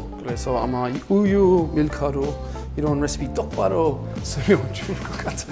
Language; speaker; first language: Korean; non-native, learner; English